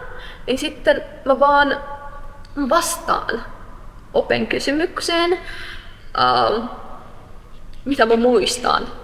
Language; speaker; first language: Finnish; non-native, fluent; Persian